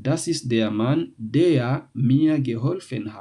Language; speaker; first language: German; non-native, fluent; French